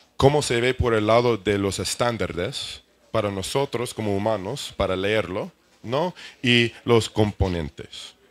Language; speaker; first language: Spanish; non-native, fluent; English